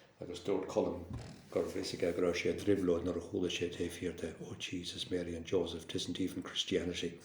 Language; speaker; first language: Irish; non-native, local second language; English